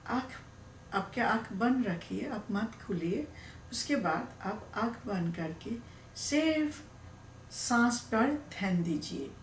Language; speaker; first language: Hindi; non-native, learner; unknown